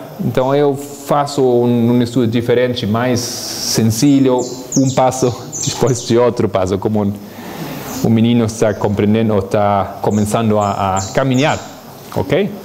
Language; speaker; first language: Portuguese; non-native, fluent; Spanish